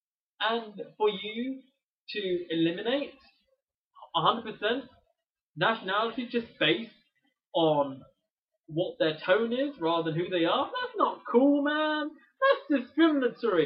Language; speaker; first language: English; native; English